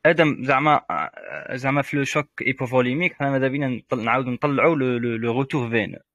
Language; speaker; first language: French; non-native, local second language; Arabic